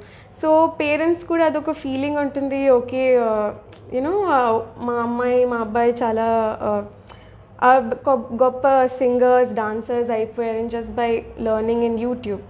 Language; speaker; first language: Telugu; early bilingual, heritage; Telugu